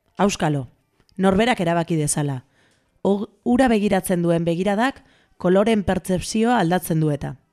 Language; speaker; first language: Basque; non-native, local second language; Spanish